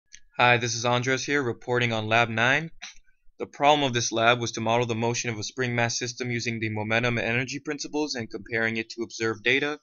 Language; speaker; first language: English; native; English